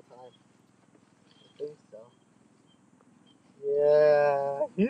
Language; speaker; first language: English; non-native, fluent; Vietnamese